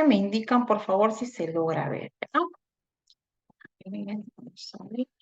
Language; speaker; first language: Spanish; native; Spanish